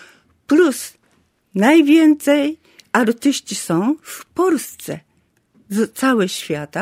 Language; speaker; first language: Polish; non-native, learner; Japanese